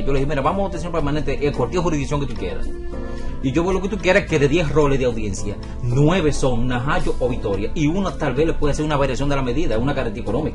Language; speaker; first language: Spanish; native; Spanish